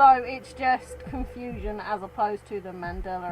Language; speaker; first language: English; native; English